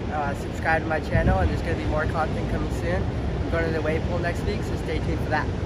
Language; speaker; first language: English; early bilingual, other home language; Japanese